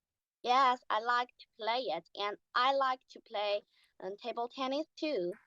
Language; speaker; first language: English; non-native, learner; Chinese